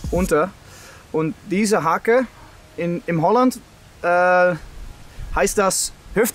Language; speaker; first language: German; non-native, learner; Dutch